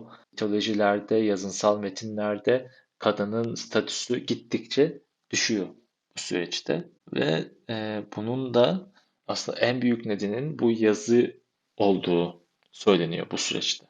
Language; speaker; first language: Turkish; native; Turkish